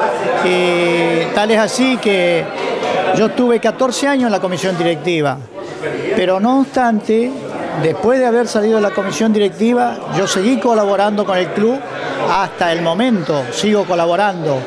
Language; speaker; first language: Spanish; native; Spanish